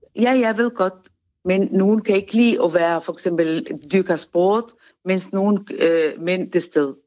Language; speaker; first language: Danish; non-native, fluent; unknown